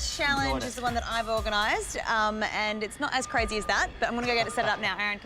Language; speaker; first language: English; native; English